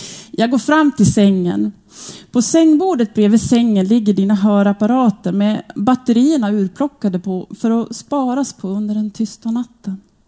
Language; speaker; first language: Swedish; native; Swedish